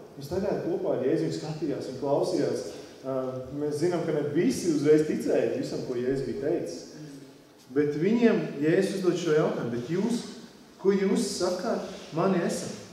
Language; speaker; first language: Latvian; native; Latvian